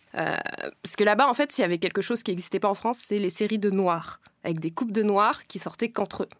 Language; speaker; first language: French; native; French